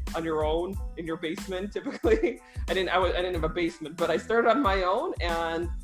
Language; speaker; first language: English; early bilingual, other home language; Russian